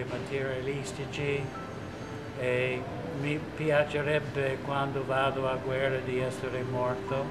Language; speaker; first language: Italian; non-native, learner; English